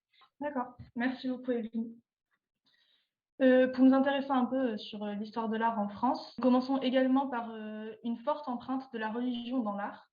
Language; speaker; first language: French; native; French